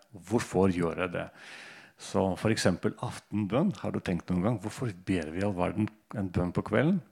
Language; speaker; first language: Norwegian; non-native, fluent; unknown